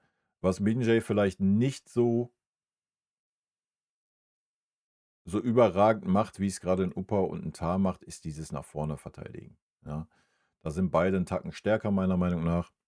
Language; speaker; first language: German; native; German